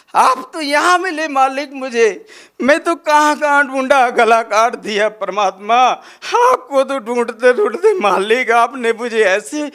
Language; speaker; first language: Hindi; native; Hindi